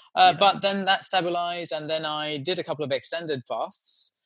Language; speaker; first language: English; non-native, local second language; Sinhala